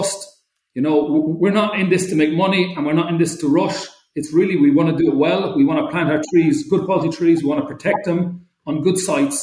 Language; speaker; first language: English; native; English